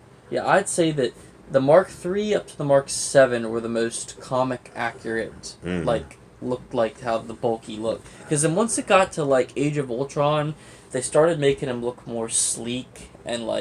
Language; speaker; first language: English; native; English